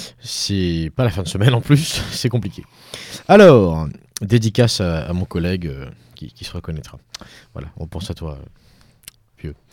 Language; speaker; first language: French; native; French